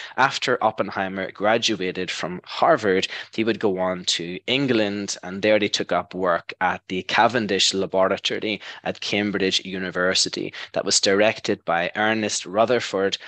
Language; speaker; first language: English; native; English